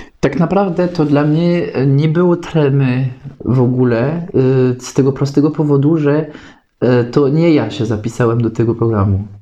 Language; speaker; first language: Polish; non-native, fluent; French